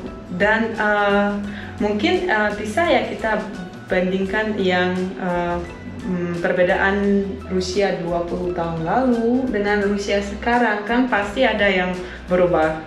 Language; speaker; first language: Indonesian; non-native, fluent; Russian